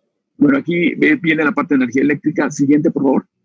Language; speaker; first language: Spanish; native; Spanish